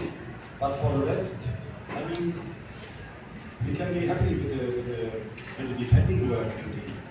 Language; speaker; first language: English; non-native, fluent; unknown